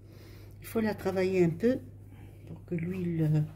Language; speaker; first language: French; non-native, local second language; Arabic